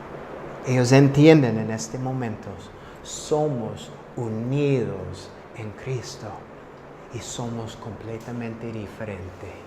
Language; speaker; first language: Spanish; non-native, fluent; English